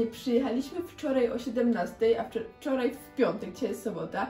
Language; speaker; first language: Polish; native; Polish